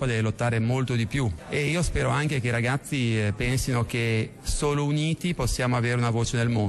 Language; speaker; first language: Italian; native; Italian